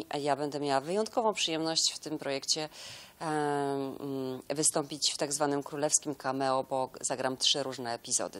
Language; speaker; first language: Polish; native; Polish